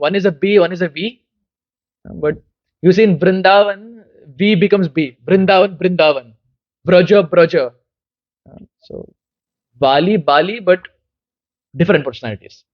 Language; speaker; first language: English; non-native, local second language; Hindi